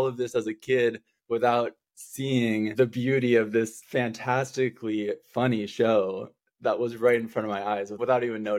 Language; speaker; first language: English; native; English